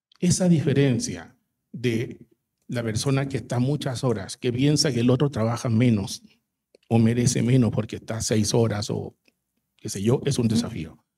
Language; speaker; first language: Spanish; native; Spanish